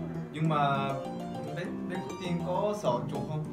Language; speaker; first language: Vietnamese; non-native, fluent; Korean